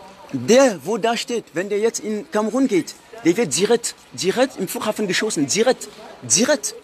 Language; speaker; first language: German; non-native, fluent; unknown